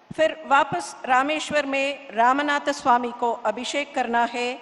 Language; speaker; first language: Hindi; non-native, local second language; Tamil